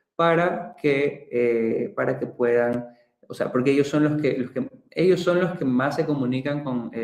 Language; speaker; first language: Spanish; early bilingual, other home language; Russian